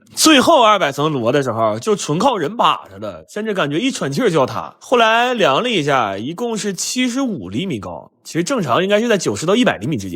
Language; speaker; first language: Chinese; native; Chinese